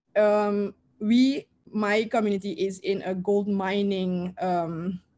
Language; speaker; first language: English; non-native, fluent; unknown